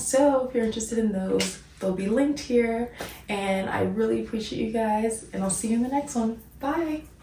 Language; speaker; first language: English; native; English